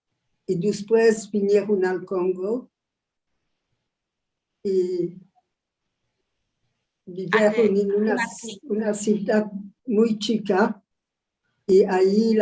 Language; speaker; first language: Spanish; early bilingual, heritage; Ladino